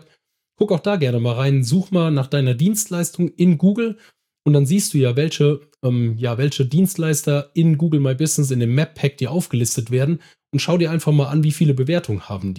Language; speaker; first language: German; native; German